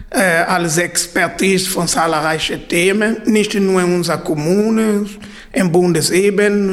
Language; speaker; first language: German; non-native, fluent; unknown